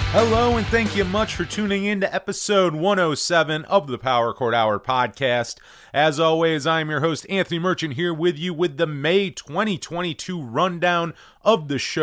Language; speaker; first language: English; native; English